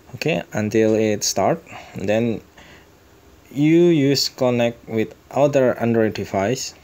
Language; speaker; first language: English; non-native, learner; Indonesian